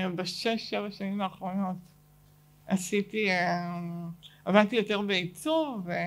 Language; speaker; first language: Hebrew; native; Hebrew